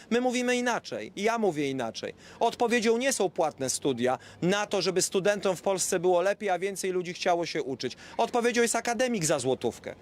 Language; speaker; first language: Polish; native; Polish